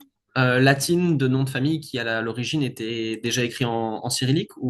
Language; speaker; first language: French; native; French